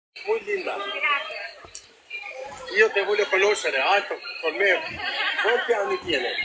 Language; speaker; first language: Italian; non-native, learner; Albanian